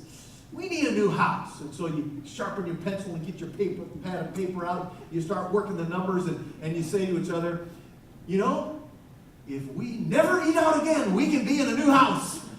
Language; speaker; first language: English; native; English